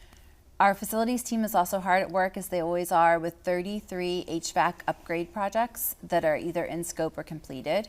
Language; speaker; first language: English; native; English